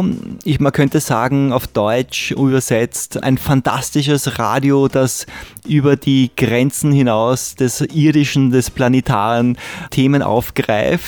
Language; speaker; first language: German; native; German